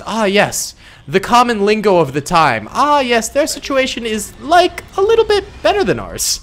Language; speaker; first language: English; native; English